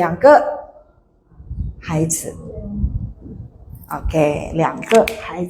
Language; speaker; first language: Chinese; non-native, fluent; Indonesian